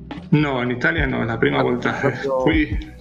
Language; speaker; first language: Italian; non-native, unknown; Spanish